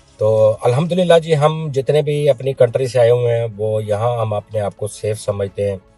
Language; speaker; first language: Urdu; non-native, local second language; Punjabi